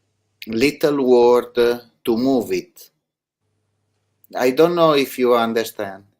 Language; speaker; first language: English; non-native, learner; Italian